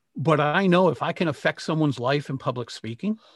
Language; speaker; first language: English; native; English